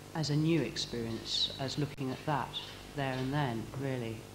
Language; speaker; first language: English; native; English